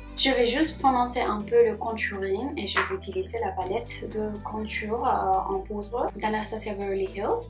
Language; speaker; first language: French; non-native, fluent; Spanish